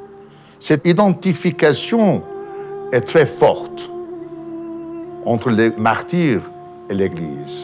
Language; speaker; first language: French; non-native, fluent; Armenian